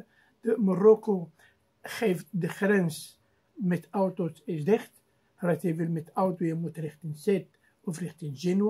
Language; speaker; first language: Dutch; non-native, fluent; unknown